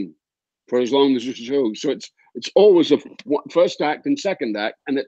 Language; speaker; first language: English; native; English